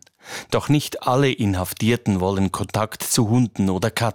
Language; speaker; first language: German; native; German